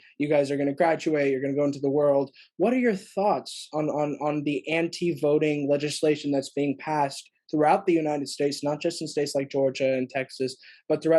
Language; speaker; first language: English; native; English